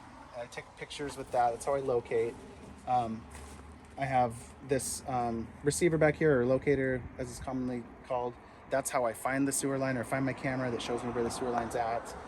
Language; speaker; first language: English; native; English